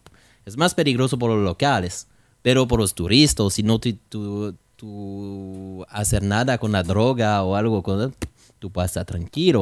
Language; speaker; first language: Spanish; non-native, learner; French